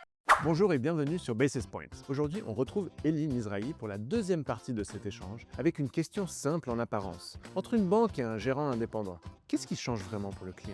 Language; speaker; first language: French; native; French